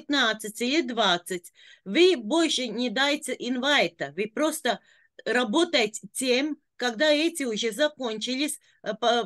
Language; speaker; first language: Russian; non-native, local second language; Latvian